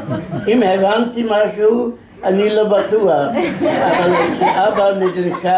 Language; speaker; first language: Hebrew; non-native, fluent; Yiddish